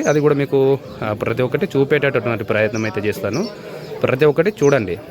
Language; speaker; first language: Telugu; non-native, local second language; Gondi